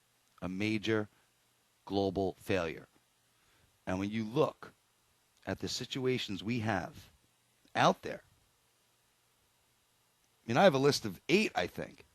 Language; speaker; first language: English; native; English